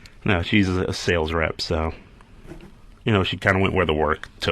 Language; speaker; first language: English; native; English